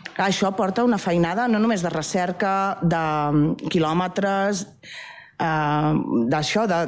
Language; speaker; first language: Catalan; native; Catalan